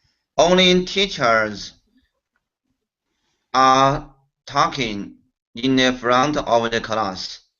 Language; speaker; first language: English; non-native, learner; Chinese